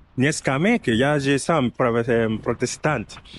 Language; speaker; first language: Russian; non-native, learner; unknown